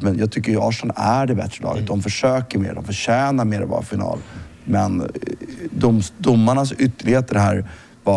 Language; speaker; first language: Swedish; native; Swedish